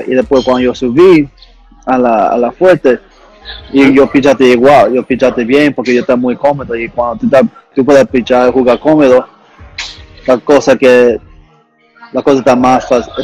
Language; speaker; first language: Spanish; early bilingual, heritage; English